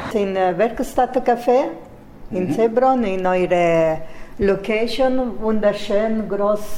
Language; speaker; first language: German; non-native, fluent; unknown